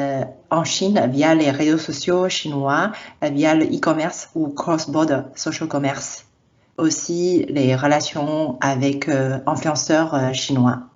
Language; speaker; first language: French; non-native, fluent; Chinese